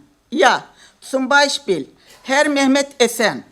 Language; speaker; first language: German; non-native, fluent; Kurdish